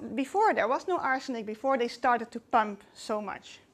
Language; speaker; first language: English; non-native, fluent; Dutch